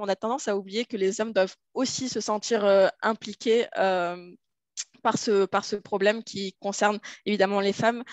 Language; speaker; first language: French; native; French